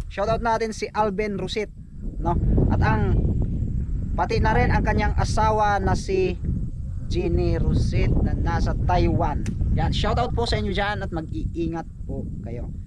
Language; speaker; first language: Filipino; native; Filipino